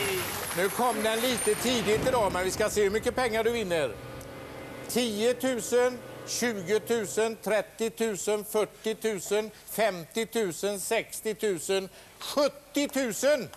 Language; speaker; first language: Swedish; native; Swedish